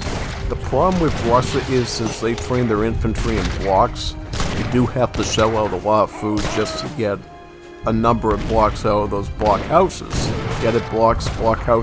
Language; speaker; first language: English; native; English